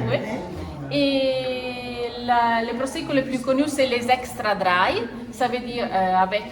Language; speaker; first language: French; non-native, fluent; Italian